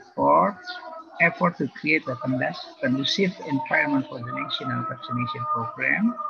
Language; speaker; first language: English; non-native, fluent; Indonesian